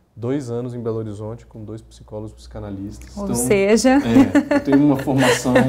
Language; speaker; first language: Portuguese; native; Portuguese